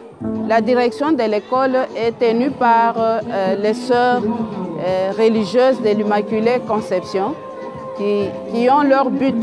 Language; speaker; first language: French; non-native, local second language; Luba-Lulua